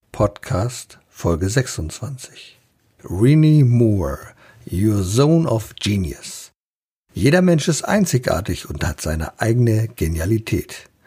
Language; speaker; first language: German; native; German